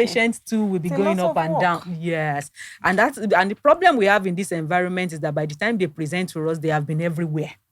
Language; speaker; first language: English; non-native, local second language; Yoruba